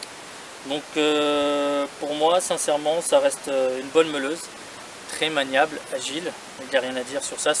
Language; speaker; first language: French; native; French